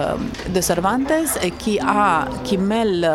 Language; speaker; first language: French; non-native, fluent; Romanian